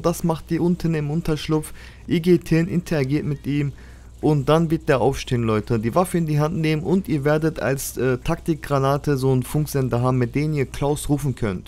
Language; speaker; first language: German; native; German